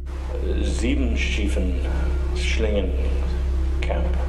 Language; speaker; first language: German; non-native, fluent; English